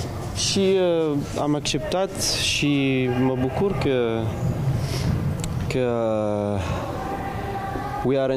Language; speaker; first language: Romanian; non-native, learner; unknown